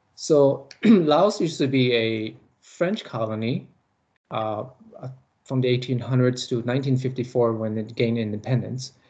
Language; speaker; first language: English; early bilingual, other home language; Lao